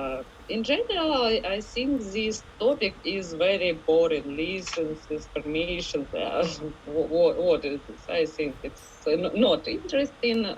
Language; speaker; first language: English; non-native, learner; Ukrainian